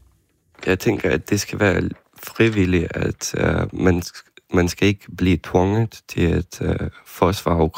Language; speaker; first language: Danish; non-native, fluent; Ukrainian